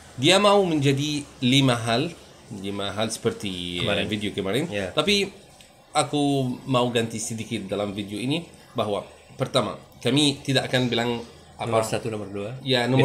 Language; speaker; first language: Indonesian; non-native, learner; French